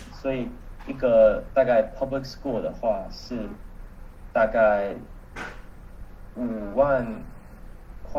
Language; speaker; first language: Chinese; early bilingual, heritage; Chinese